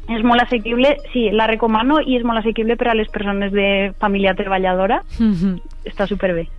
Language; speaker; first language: Catalan; native; Catalan